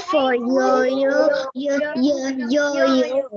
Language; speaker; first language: English; non-native, learner; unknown